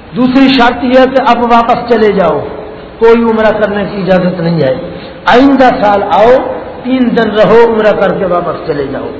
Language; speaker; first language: Urdu; non-native, local second language; Pashto